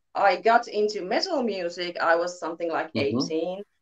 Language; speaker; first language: English; non-native, learner; Finnish